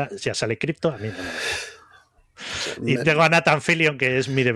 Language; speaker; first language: Spanish; native; Spanish